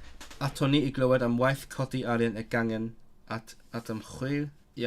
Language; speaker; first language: Welsh; non-native, learner; Cantonese